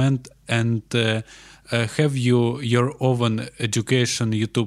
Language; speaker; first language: English; non-native, learner; Ukrainian